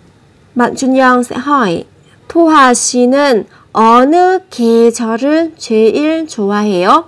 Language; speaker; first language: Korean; non-native, fluent; Vietnamese